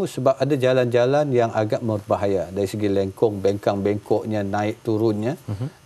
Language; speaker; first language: Malay; native; Malay